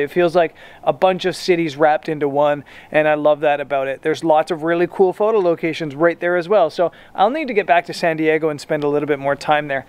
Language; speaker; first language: English; native; English